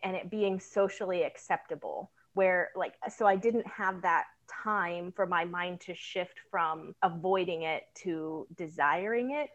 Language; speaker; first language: English; native; English